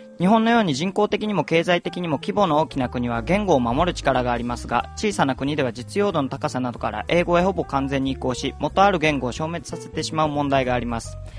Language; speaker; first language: Japanese; native; Japanese